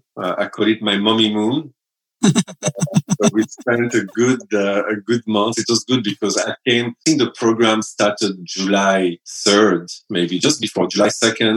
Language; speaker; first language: English; non-native, fluent; French